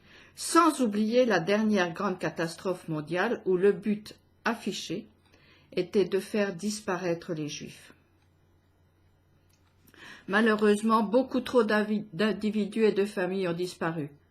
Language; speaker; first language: French; native; French